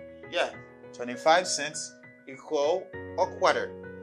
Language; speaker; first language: English; non-native, learner; Haitian Creole